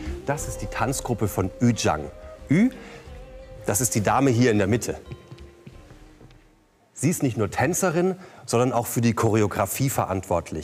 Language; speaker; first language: German; native; German